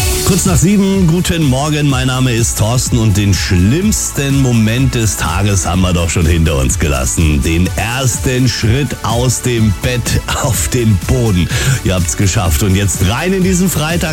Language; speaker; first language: German; native; German